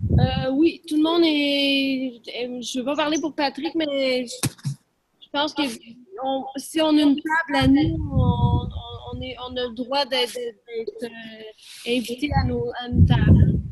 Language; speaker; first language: French; native; French